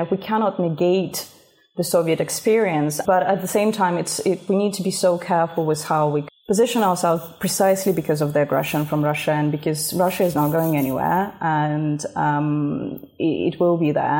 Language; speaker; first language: English; non-native, fluent; Russian